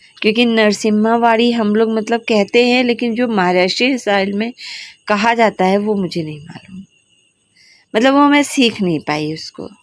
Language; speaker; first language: Hindi; native; Hindi